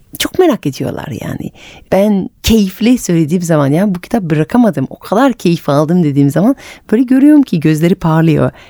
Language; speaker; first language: Turkish; non-native, fluent; French